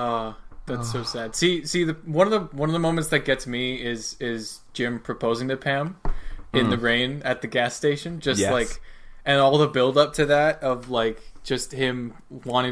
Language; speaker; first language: English; native; English